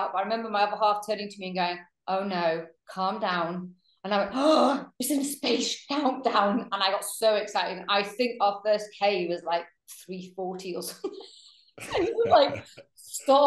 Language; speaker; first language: English; native; English